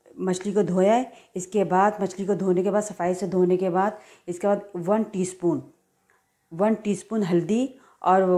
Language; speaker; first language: Urdu; native; Urdu